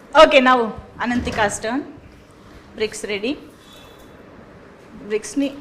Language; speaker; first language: Telugu; native; Telugu